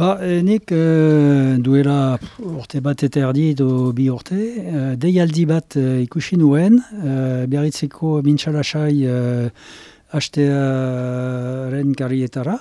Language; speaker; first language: Basque; non-native, local second language; French